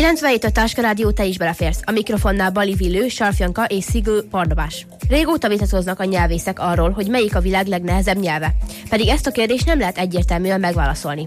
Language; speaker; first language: Hungarian; native; Hungarian